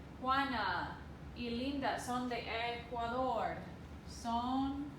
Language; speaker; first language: Spanish; non-native, fluent; English